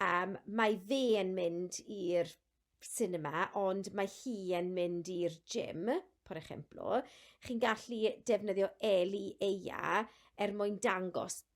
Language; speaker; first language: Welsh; non-native, local second language; English